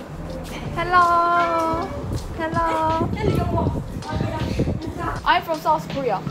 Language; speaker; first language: English; non-native, learner; Korean